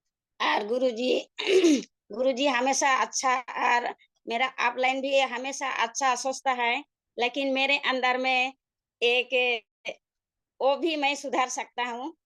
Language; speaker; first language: Hindi; non-native, local second language; Nepali